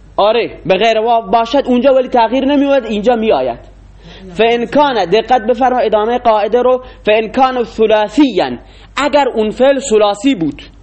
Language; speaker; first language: Persian; non-native, local second language; Baluchi